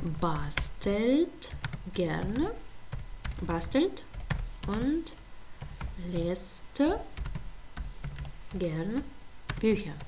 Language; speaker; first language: German; non-native, fluent; Ukrainian